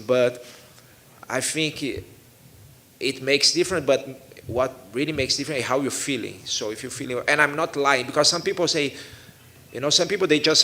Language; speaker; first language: English; non-native, fluent; Portuguese